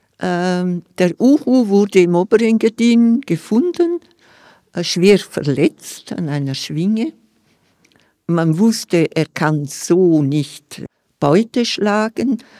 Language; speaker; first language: German; non-native, local second language; Romansh